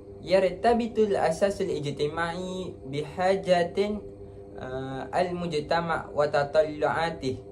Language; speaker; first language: Arabic; non-native, learner; Malay